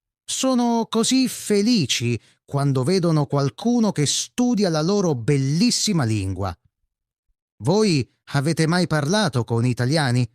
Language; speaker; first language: Italian; non-native, fluent; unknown